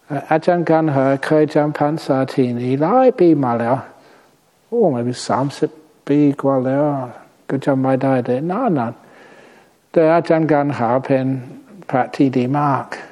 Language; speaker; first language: Thai; non-native, fluent; English